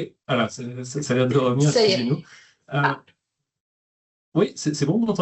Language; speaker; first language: French; native; French